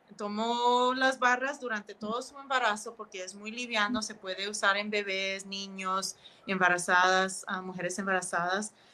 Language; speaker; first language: Spanish; early bilingual, heritage; Spanish